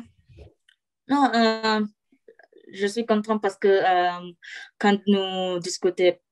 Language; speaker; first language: French; non-native, learner; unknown